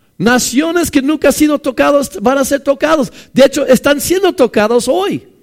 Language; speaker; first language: Spanish; non-native, fluent; English